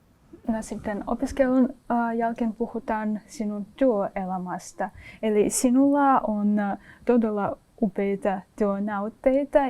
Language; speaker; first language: Finnish; non-native, fluent; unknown